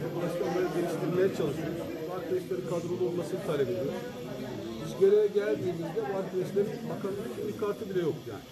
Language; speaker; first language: Turkish; native; Turkish